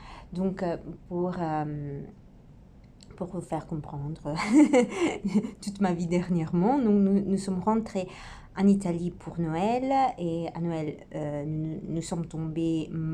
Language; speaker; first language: French; non-native, fluent; Italian